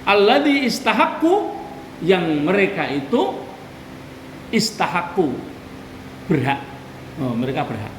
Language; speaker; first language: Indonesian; non-native, local second language; Javanese